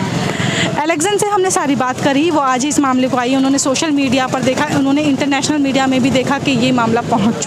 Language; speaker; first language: Hindi; native; Hindi